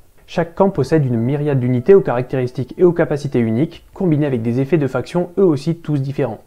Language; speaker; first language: French; native; French